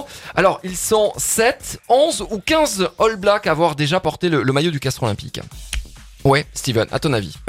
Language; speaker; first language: French; native; French